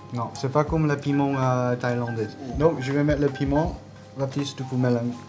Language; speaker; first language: French; non-native, learner; Korean